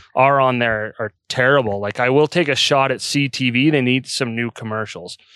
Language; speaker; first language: English; native; English